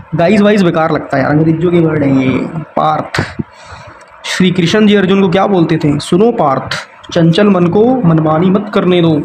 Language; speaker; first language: Hindi; native; Hindi